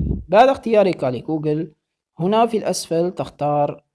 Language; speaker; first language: Arabic; native; Arabic